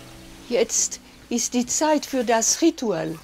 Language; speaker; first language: German; non-native, local second language; French